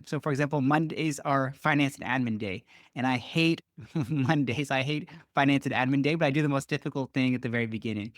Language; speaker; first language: English; native; English